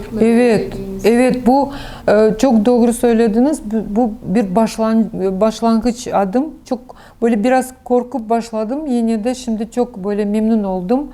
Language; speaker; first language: Turkish; non-native, learner; Crimean Tatar